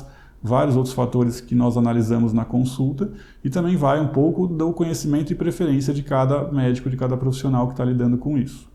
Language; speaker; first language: Portuguese; native; Portuguese